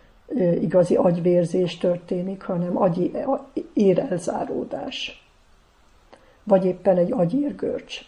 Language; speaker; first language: Hungarian; native; Hungarian